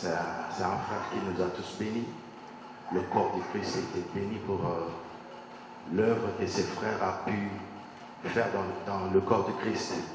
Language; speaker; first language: French; non-native, local second language; Lingala